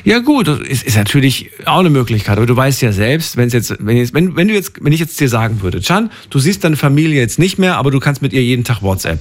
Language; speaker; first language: German; native; German